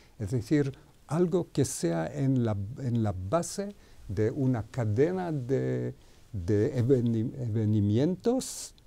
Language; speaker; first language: Spanish; non-native, fluent; Hebrew